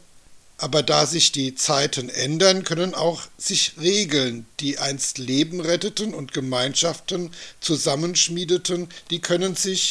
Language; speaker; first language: German; native; German